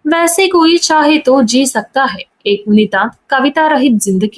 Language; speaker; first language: Hindi; non-native, local second language; Malayalam